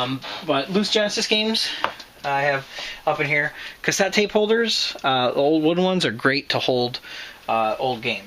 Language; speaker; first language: English; native; English